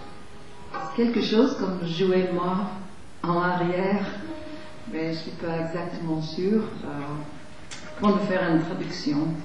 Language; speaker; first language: French; non-native, fluent; English